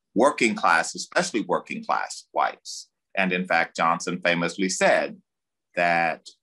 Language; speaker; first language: English; native; English